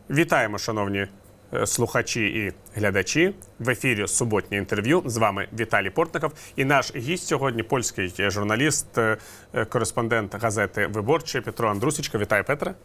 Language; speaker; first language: Ukrainian; non-native, local second language; Russian